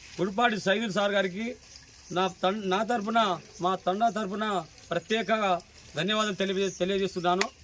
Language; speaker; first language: Telugu; non-native, local second language; Lambadi